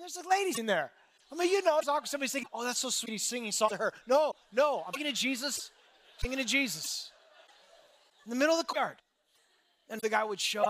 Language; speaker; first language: English; native; English